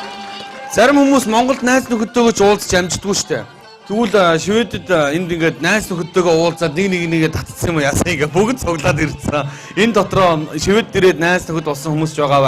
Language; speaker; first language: Mongolian; native; Mongolian